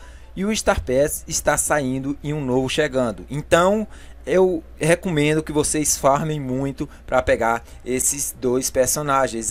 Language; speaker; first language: Portuguese; native; Portuguese